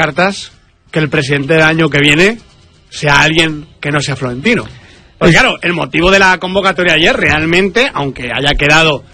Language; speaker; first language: Spanish; native; Spanish